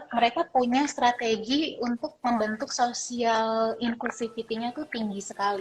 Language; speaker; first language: Indonesian; native; Indonesian